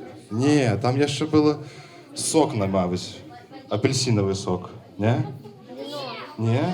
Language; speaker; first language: Belarusian; non-native, local second language; Russian